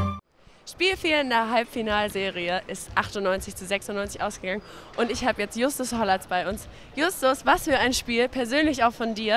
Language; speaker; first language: German; native; German